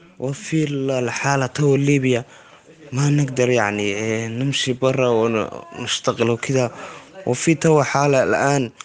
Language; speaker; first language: Arabic; non-native, local second language; Somali